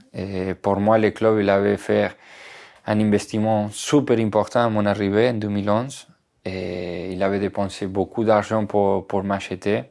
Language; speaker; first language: French; non-native, fluent; Spanish